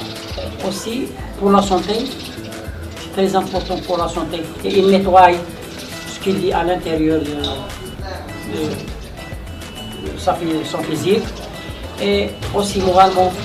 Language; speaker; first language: French; non-native, local second language; Arabic